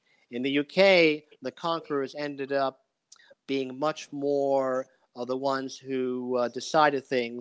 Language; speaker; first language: English; native; English